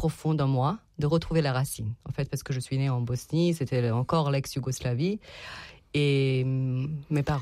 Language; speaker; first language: French; non-native, fluent; Serbian